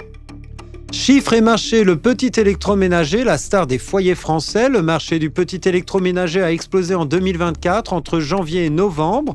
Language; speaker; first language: French; native; French